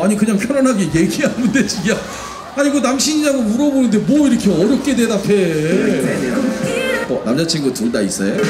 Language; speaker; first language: Korean; native; Korean